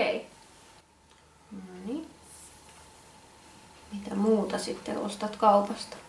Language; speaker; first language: Finnish; native; Finnish